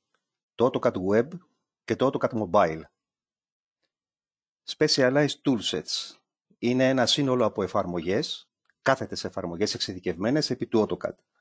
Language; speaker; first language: Greek; native; Greek